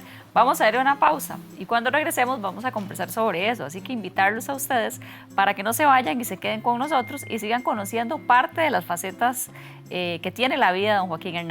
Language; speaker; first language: Spanish; native; Spanish